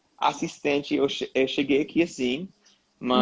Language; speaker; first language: Portuguese; non-native, learner; English